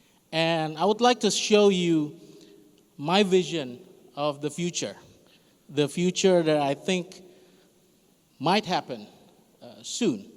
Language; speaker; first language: English; non-native, fluent; Indonesian